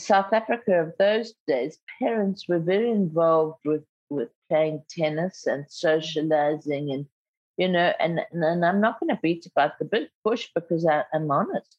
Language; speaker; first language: English; non-native, local second language; Zulu